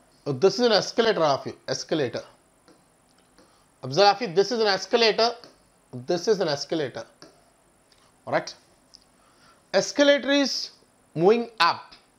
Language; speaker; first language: English; non-native, local second language; Telugu